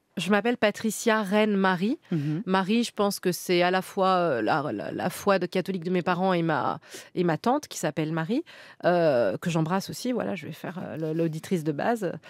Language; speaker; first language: French; native; French